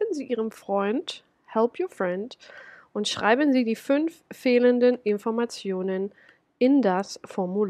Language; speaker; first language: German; non-native, fluent; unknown